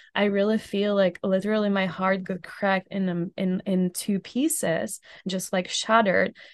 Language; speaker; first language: English; non-native, fluent; Czech